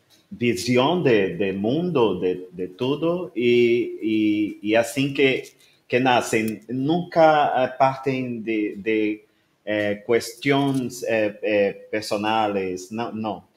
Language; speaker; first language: Spanish; non-native, learner; Portuguese